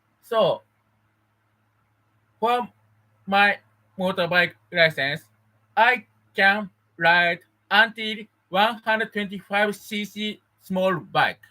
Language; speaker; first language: English; non-native, learner; Japanese